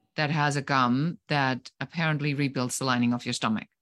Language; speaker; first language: English; non-native, fluent; German